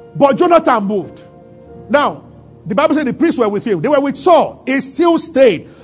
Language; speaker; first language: English; non-native, local second language; Yoruba